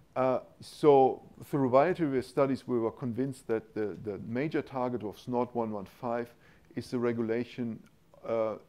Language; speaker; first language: English; non-native, fluent; German